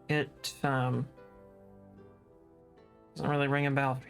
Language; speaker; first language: English; native; English